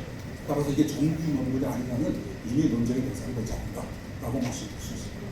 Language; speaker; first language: Korean; native; Korean